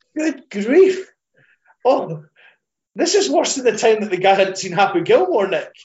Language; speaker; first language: English; native; English